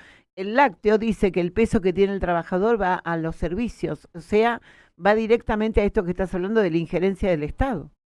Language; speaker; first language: Spanish; native; Spanish